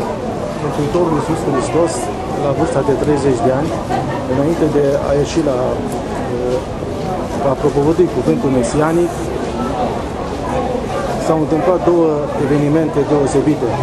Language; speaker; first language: Romanian; native; Romanian